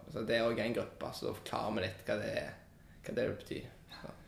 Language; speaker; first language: Norwegian; native; Norwegian